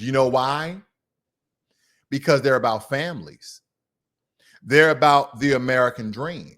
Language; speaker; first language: English; native; English